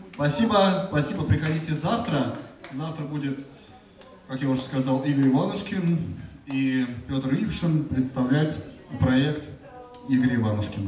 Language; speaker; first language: Russian; native; Russian